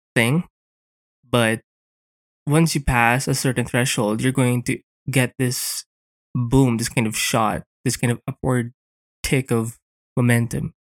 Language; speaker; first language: English; non-native, local second language; Filipino